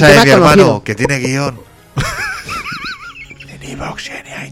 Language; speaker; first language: Spanish; native; Spanish